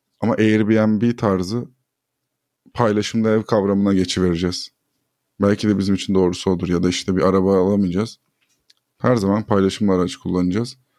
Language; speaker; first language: Turkish; native; Turkish